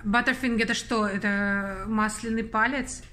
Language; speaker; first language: Russian; native; Russian